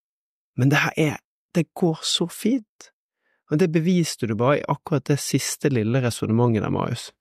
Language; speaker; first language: Norwegian; native; Norwegian